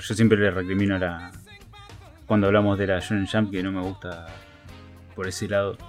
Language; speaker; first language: Spanish; native; Spanish